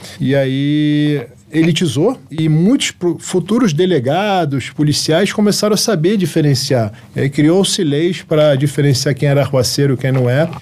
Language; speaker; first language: Portuguese; early bilingual, heritage; Arabic